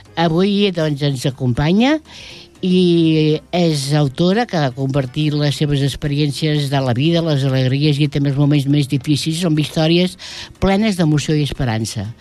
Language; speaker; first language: Catalan; native; Catalan